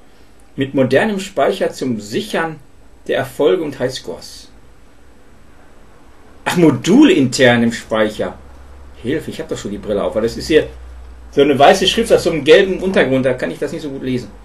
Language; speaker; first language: German; native; German